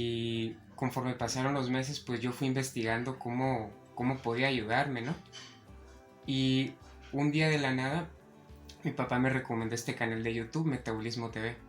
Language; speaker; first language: Spanish; native; Spanish